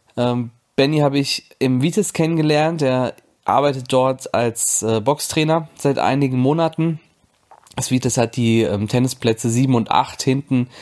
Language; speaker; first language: German; native; German